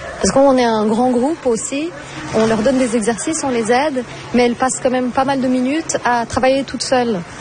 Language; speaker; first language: French; non-native, fluent; Portuguese